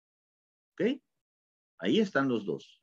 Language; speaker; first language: Spanish; native; Spanish